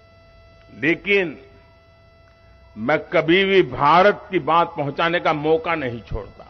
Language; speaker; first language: Hindi; non-native, local second language; Gujarati